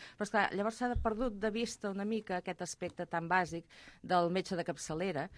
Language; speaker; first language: Catalan; native; Catalan